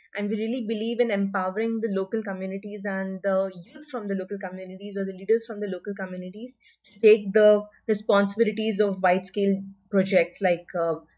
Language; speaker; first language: English; non-native, local second language; Hindi